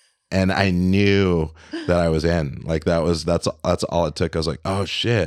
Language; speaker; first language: English; early bilingual, other home language; French